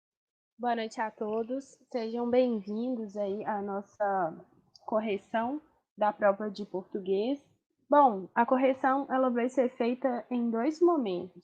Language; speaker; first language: Portuguese; native; Portuguese